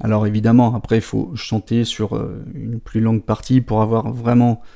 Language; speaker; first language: French; native; French